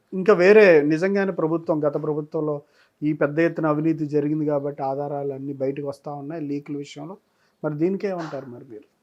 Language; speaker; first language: Telugu; native; Telugu